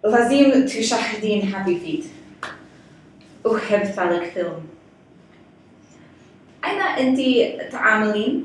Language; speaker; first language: Arabic; non-native, learner; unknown